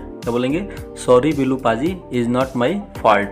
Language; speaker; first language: Hindi; native; Hindi